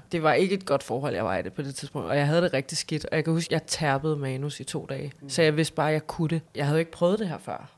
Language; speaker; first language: Danish; native; Danish